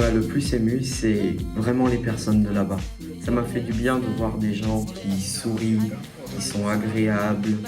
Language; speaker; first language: French; native; French